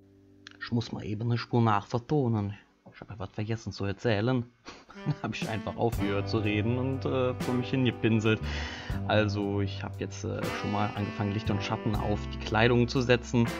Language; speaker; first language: German; native; German